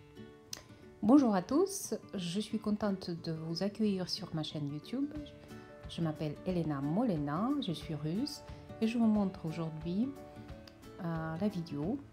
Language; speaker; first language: French; non-native, fluent; Russian